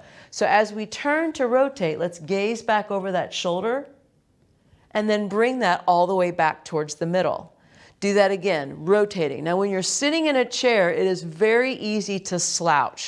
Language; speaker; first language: English; native; English